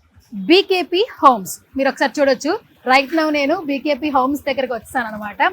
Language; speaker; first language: Telugu; native; Telugu